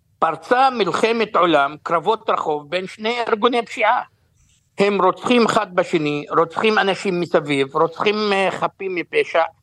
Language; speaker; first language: Hebrew; non-native, local second language; Arabic